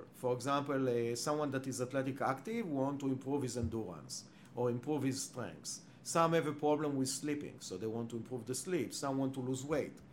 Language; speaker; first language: English; non-native, fluent; Hebrew